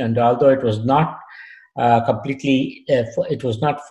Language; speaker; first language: English; non-native, local second language; Kannada